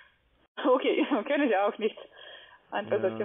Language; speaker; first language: German; non-native, learner; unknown